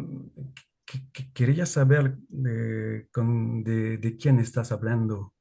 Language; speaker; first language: Spanish; non-native, learner; French